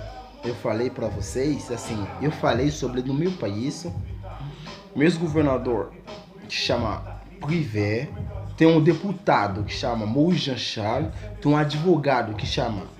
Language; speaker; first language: Portuguese; non-native, learner; Haitian Creole